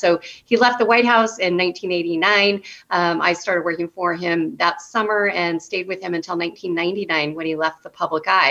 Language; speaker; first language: English; native; English